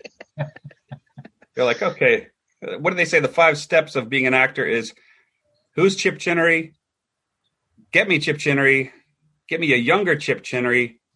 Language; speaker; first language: English; native; English